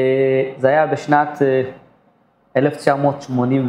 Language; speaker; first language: Hebrew; non-native, fluent; Amharic